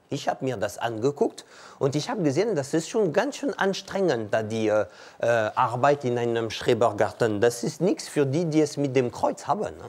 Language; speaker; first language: German; non-native, fluent; French